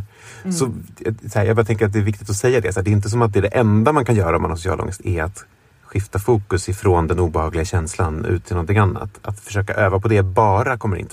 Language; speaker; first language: Swedish; native; Swedish